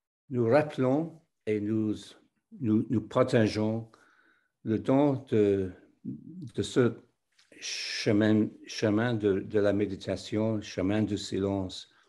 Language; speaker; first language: French; non-native, fluent; English